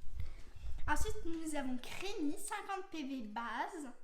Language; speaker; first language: French; native; French